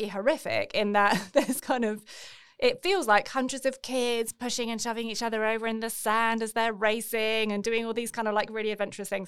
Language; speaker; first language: English; native; English